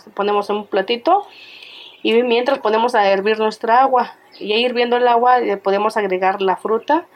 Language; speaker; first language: Spanish; native; Spanish